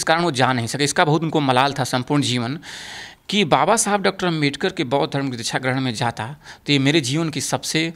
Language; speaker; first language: Hindi; native; Hindi